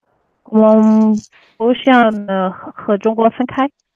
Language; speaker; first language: Chinese; non-native, learner; Arabic